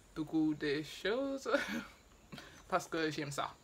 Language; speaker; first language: French; non-native, learner; English